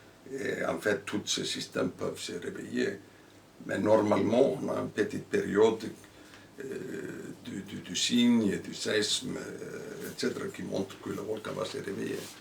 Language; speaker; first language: French; non-native, fluent; Icelandic